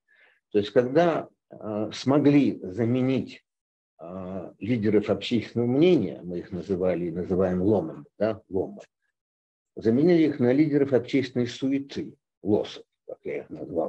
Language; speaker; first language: Russian; native; Russian